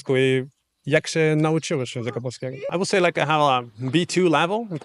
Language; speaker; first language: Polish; non-native, fluent; Portuguese